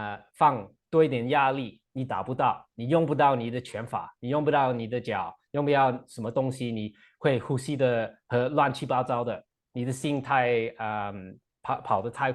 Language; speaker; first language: Chinese; non-native, fluent; English